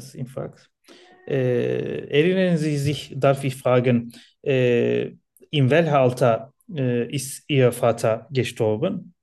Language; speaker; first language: German; non-native, learner; Turkish